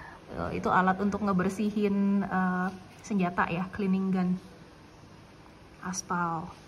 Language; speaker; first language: Indonesian; native; Indonesian